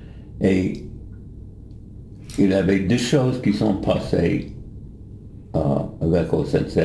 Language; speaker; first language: French; non-native, fluent; English